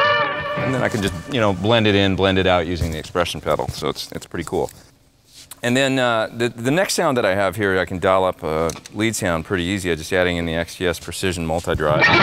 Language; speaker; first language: English; native; English